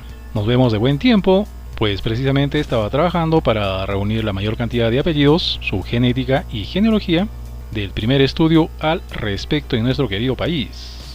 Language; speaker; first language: Spanish; native; Spanish